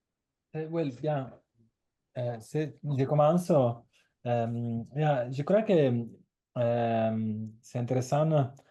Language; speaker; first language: French; non-native, learner; Italian